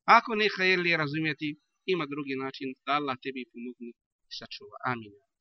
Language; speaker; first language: Bosnian; non-native, learner; Arabic